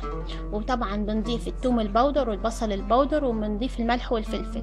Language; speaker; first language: Arabic; native; Arabic